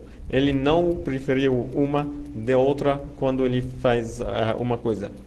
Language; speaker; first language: Portuguese; non-native, fluent; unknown